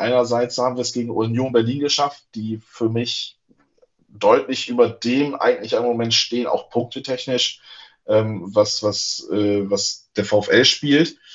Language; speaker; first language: German; native; German